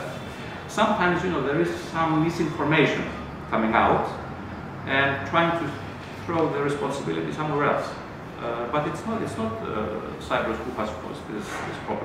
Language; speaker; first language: English; non-native, fluent; Greek